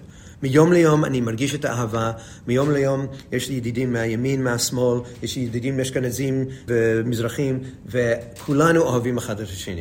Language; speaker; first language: Hebrew; non-native, fluent; English